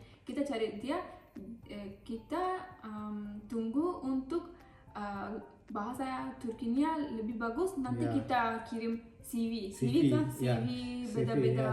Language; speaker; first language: Indonesian; non-native, learner; Turkish